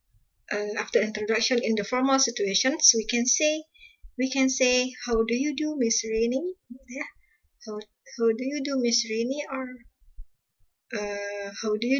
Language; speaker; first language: English; non-native, fluent; Indonesian